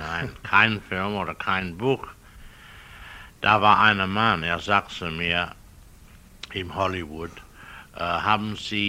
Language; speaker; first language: German; non-native, learner; English